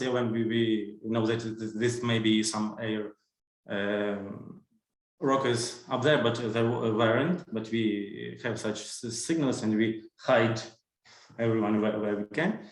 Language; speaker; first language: English; non-native, learner; Ukrainian